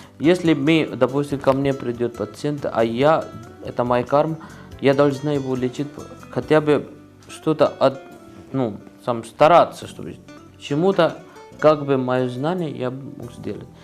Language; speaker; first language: Russian; non-native, learner; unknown